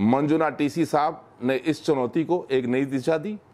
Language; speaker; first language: Hindi; native; Hindi